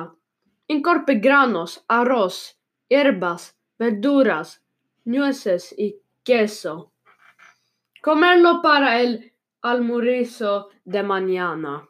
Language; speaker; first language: Spanish; non-native, learner; Swedish